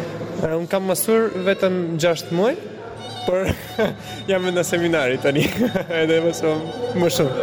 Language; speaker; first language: Albanian; non-native, learner; Bulgarian